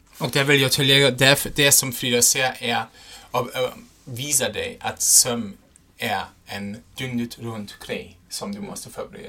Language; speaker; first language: Swedish; non-native, fluent; German